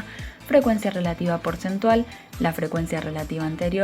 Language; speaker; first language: Spanish; native; Spanish